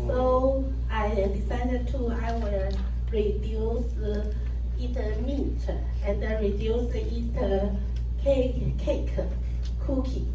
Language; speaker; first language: English; non-native, learner; Chinese